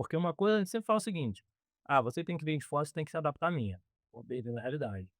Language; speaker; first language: Portuguese; native; Portuguese